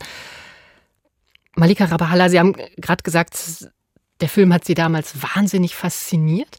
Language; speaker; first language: German; native; German